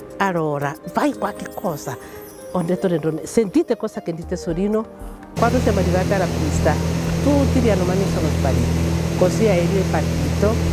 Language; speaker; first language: Italian; non-native, fluent; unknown